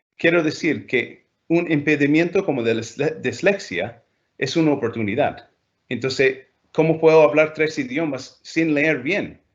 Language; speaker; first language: Spanish; non-native, fluent; English